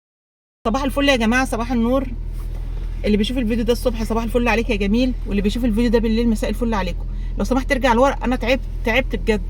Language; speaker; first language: Arabic; native; Arabic